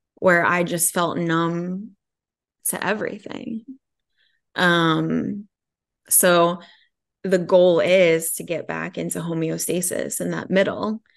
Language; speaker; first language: English; native; English